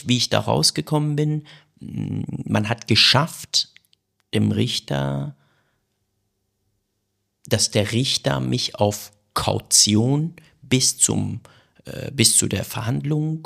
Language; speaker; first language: German; non-native, fluent; Persian